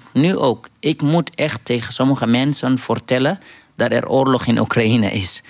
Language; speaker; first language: Dutch; non-native, fluent; Arabic